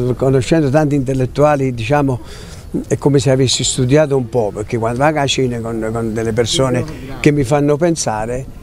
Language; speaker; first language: Italian; native; Italian